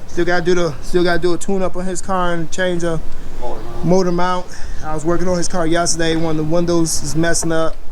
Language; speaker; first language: English; native; English